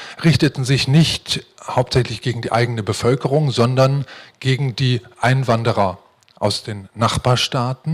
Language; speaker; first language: German; native; German